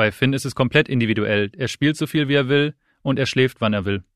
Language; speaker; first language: German; native; German